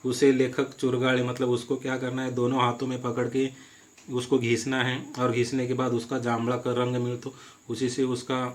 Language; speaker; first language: Hindi; non-native, local second language; Marathi